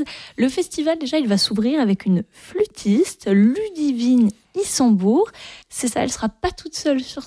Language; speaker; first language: French; native; French